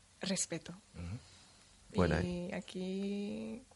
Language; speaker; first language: Spanish; non-native, learner; Japanese